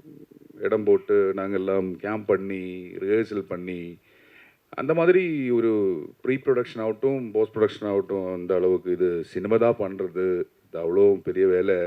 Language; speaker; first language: Tamil; non-native, learner; Malayalam